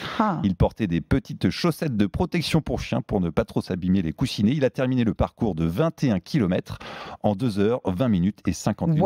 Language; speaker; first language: French; native; French